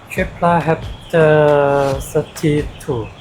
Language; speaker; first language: English; non-native, learner; Chinese